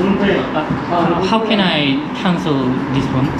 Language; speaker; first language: English; non-native, learner; Korean